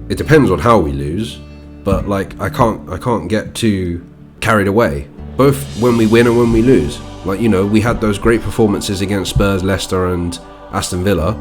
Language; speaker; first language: English; native; English